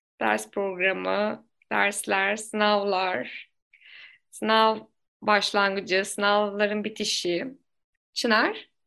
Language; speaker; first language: Turkish; native; Turkish